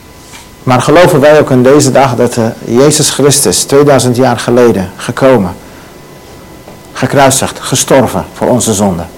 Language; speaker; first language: Dutch; non-native, learner; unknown